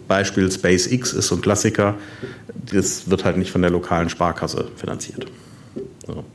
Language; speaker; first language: German; native; German